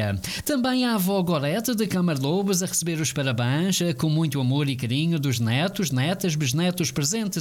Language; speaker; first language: Portuguese; native; Portuguese